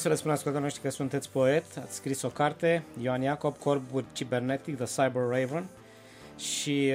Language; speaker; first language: Romanian; native; Romanian